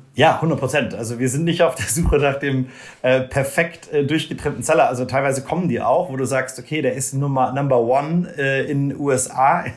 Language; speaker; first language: German; native; German